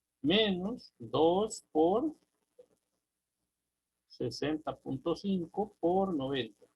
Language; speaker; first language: Spanish; native; Spanish